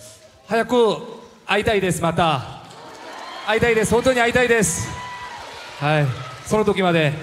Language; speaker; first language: Japanese; non-native, learner; Korean